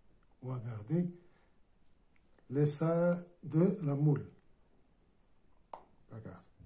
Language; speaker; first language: French; non-native, local second language; Arabic